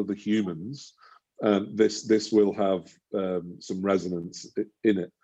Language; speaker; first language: English; native; English